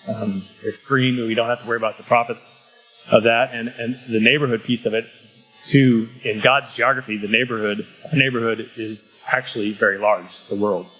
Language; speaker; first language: English; native; English